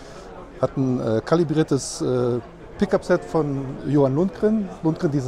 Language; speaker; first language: German; native; German